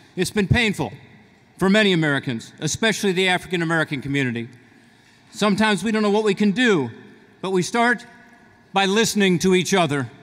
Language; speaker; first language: English; native; English